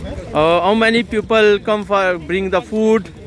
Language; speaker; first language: English; non-native, learner; Urdu